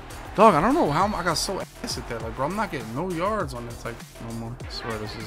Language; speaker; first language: English; native; English